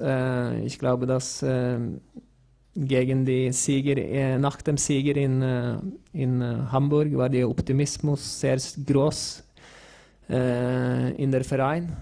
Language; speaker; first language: German; non-native, learner; Norwegian